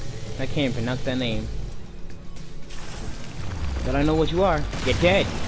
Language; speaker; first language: English; native; English